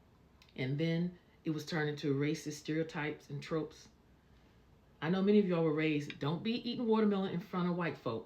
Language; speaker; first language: English; native; English